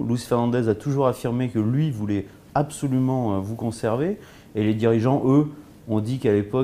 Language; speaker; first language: French; native; French